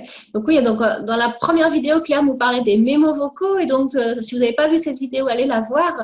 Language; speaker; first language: French; native; French